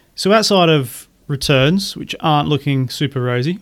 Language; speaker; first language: English; native; English